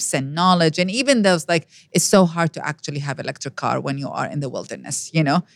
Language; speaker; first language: English; non-native, fluent; Arabic